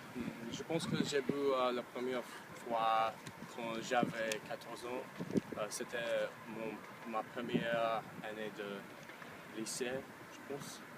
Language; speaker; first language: French; non-native, learner; English